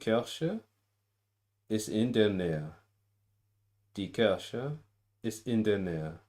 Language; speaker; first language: German; non-native, learner; English